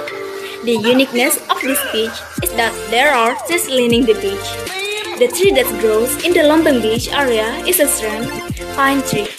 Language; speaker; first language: English; non-native, learner; Indonesian